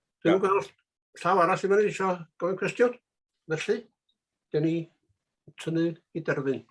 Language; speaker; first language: Welsh; native; Welsh